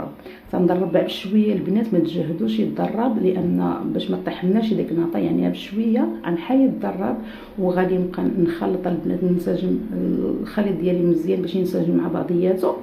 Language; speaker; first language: Arabic; native; Arabic